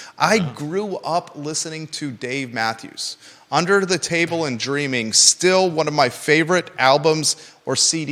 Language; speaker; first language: English; native; English